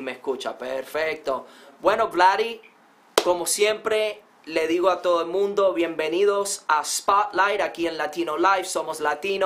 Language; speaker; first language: Spanish; early bilingual, heritage; Spanish